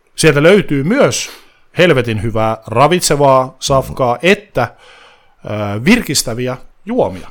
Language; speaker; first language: Finnish; native; Finnish